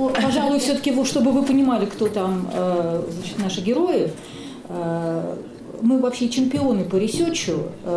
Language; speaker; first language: Russian; native; Russian